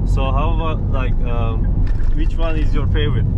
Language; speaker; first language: English; non-native, learner; Turkish